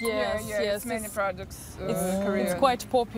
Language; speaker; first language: English; non-native, learner; Russian